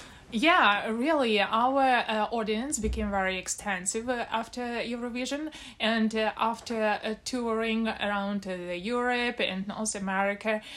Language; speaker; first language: English; non-native, fluent; Ukrainian